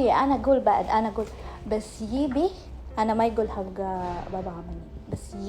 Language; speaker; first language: Arabic; non-native, learner; Filipino